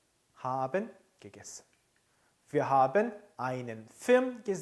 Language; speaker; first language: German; non-native, fluent; Korean